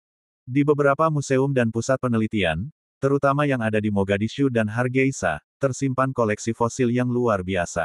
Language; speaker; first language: Indonesian; native; Indonesian